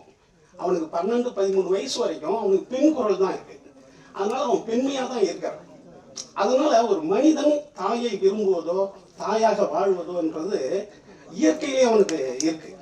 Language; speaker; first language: Tamil; native; Tamil